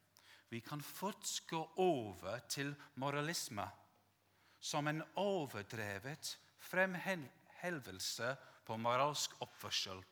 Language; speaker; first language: Norwegian; non-native, fluent; English